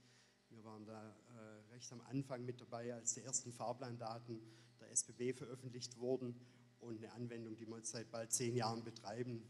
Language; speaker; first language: German; native; German